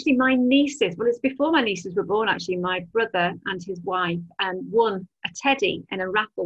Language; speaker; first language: English; native; English